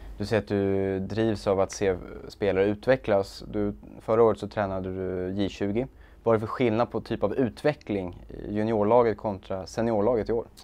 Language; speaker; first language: Swedish; native; Swedish